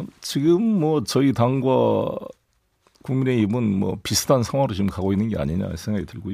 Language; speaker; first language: Korean; native; Korean